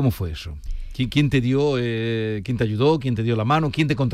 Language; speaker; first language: Spanish; native; Spanish